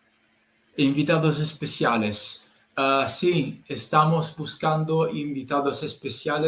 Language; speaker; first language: Spanish; non-native, learner; Italian